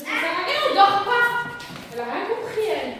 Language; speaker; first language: French; native; French